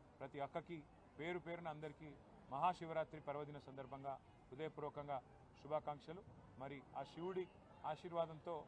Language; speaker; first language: Telugu; non-native, local second language; Lambadi